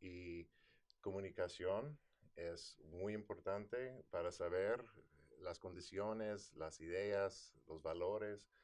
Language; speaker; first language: Spanish; non-native, fluent; English